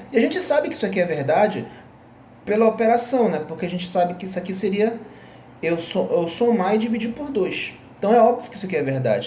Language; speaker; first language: Portuguese; native; Portuguese